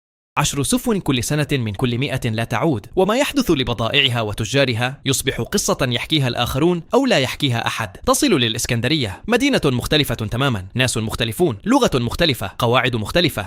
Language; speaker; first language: Arabic; native; Arabic